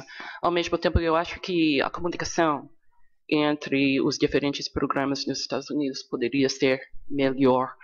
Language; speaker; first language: Portuguese; non-native, fluent; English